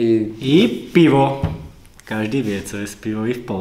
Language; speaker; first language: Polish; non-native, learner; Slovak